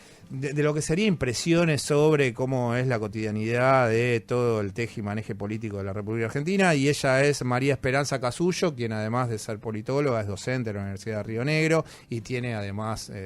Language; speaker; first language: Spanish; native; Spanish